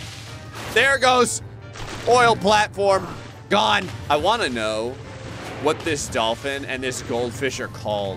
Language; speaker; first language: English; native; English